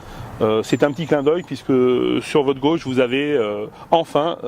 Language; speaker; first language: French; native; French